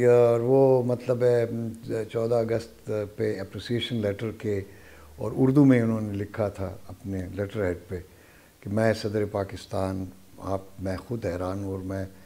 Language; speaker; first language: Urdu; non-native, local second language; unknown